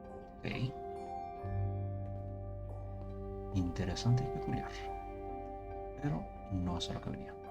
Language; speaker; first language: Spanish; early bilingual, heritage; Spanish